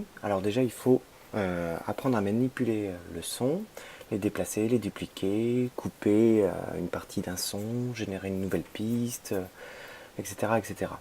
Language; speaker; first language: French; native; French